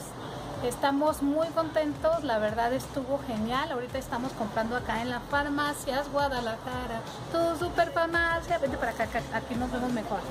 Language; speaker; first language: Spanish; native; Spanish